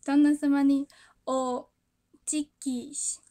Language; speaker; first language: Japanese; non-native, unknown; Chinese